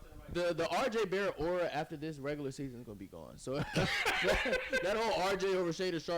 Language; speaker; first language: English; native; English